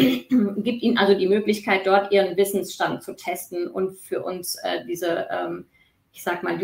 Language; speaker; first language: German; native; German